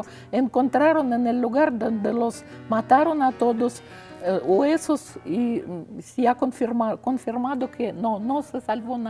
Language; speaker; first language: Spanish; non-native, fluent; Russian